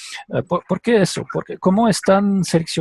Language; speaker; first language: Spanish; non-native, learner; French